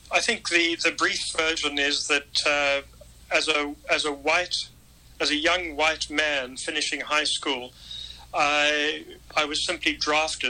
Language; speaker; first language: English; native; English